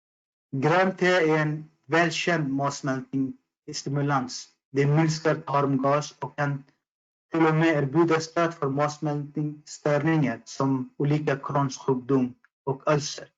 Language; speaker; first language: Swedish; non-native, fluent; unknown